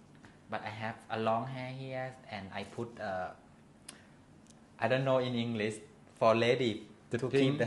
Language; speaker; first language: English; non-native, learner; Thai